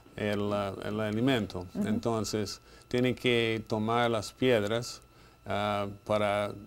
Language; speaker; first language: Spanish; non-native, fluent; English